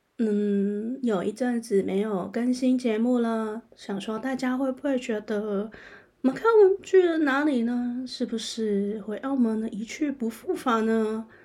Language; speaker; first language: Chinese; non-native, local second language; Cantonese